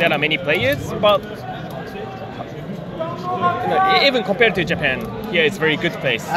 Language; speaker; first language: English; non-native, fluent; Japanese